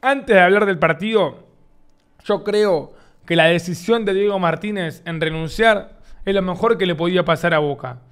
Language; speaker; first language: Spanish; native; Spanish